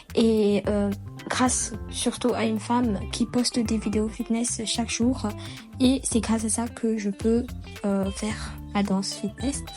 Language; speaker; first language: French; non-native, local second language; Malagasy